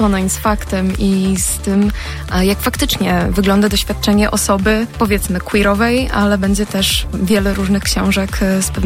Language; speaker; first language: Polish; native; Polish